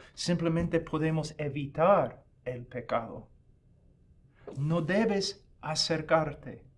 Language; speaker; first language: Spanish; non-native, fluent; English